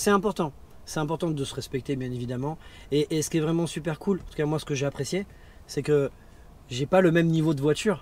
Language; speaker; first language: French; native; French